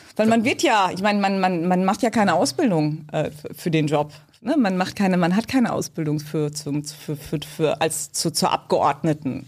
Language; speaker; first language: German; early bilingual, other home language; Turkish